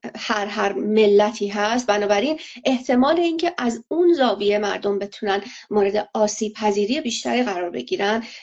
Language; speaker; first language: Persian; non-native, local second language; Azerbaijani